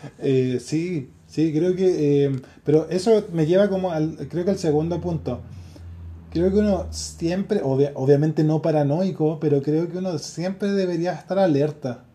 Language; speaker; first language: Spanish; native; Spanish